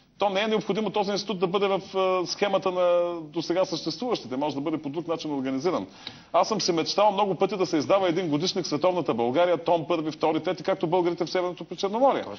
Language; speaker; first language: Bulgarian; native; Bulgarian